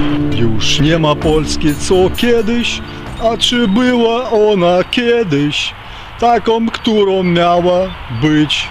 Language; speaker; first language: Polish; early bilingual, heritage; Ukrainian